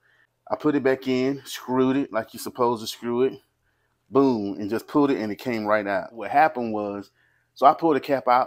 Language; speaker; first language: English; native; English